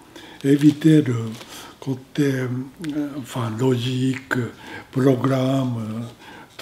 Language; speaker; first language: French; non-native, fluent; Japanese